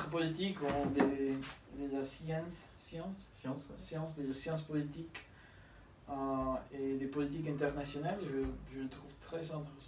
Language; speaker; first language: French; non-native, learner; Spanish